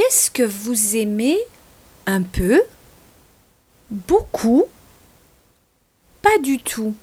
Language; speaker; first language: French; non-native, fluent; English